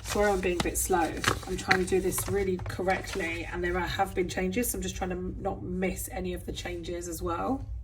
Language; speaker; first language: English; native; English